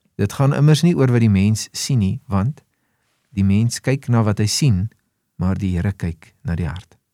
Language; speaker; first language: Afrikaans; native; Afrikaans